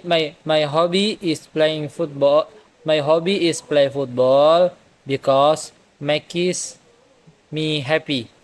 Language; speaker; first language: English; non-native, learner; Indonesian